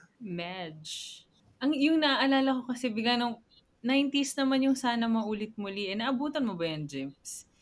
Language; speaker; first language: Filipino; native; Filipino